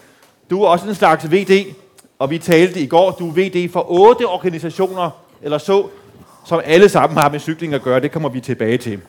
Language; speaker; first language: Danish; native; Danish